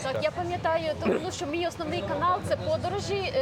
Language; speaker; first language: Ukrainian; native; Ukrainian